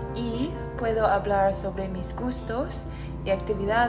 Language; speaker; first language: Spanish; non-native, learner; English